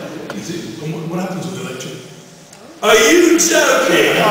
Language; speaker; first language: English; native; English